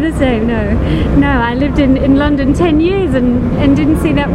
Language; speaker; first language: English; native; English